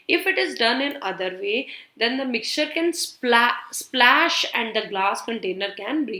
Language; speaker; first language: English; non-native, local second language; Punjabi